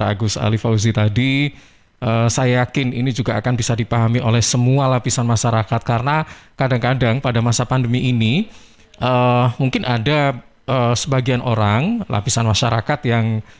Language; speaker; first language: Indonesian; native; Indonesian